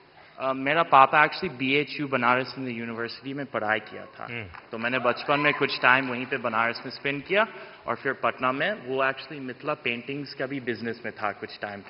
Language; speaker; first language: Hindi; non-native, fluent; English